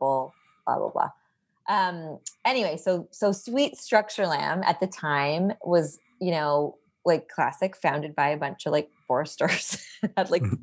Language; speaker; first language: English; native; English